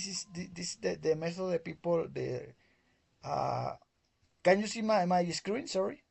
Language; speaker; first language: English; non-native, learner; Spanish